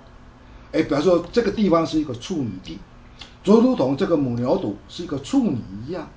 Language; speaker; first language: Chinese; native; Chinese